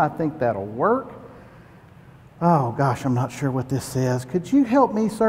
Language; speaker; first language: English; native; English